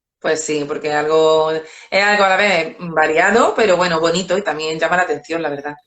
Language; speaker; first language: Spanish; native; Spanish